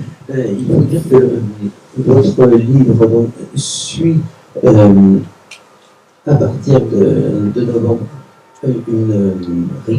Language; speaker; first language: French; native; French